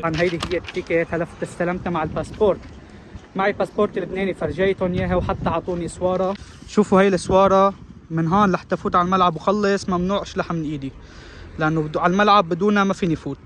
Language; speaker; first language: Arabic; native; Arabic